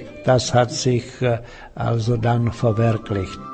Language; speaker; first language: German; non-native, fluent; Czech